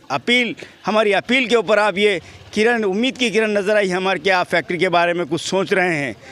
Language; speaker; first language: Urdu; native; Urdu